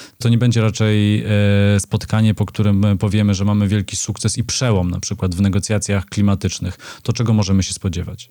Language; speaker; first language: Polish; native; Polish